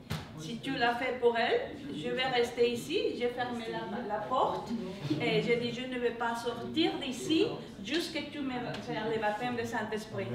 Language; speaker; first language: French; non-native, learner; English